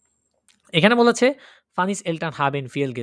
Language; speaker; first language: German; non-native, fluent; Bangla